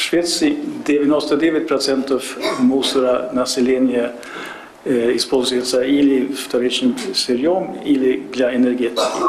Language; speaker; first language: Russian; non-native, fluent; Swedish